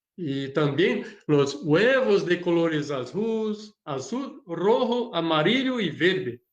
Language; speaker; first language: Spanish; non-native, learner; Portuguese